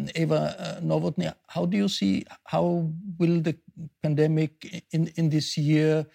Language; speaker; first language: English; non-native, fluent; German